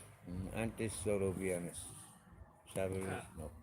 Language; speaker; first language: Spanish; non-native, learner; English